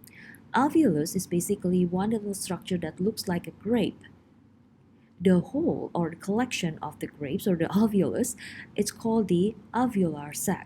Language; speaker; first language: English; non-native, fluent; Indonesian